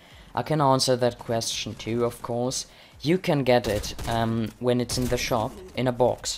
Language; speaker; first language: English; non-native, fluent; Swiss German